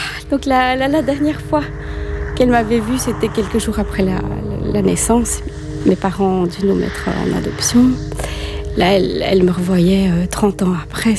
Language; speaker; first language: French; native; French